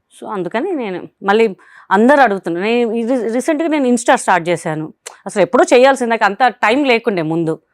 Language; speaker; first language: Telugu; non-native, local second language; Hindi